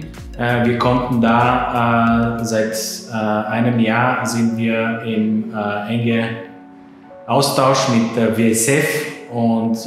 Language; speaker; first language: German; non-native, fluent; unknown